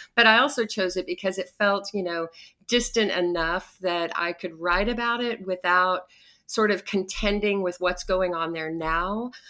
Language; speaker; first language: English; native; English